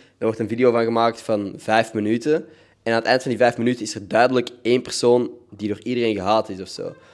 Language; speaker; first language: Dutch; native; Dutch